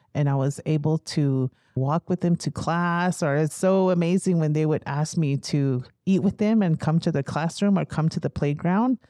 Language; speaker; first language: English; native; English